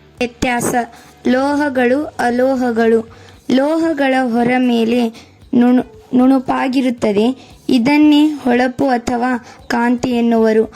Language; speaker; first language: Kannada; native; Kannada